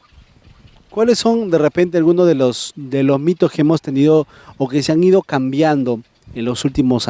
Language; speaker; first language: Spanish; native; Spanish